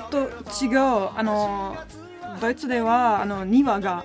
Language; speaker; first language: Japanese; non-native, learner; German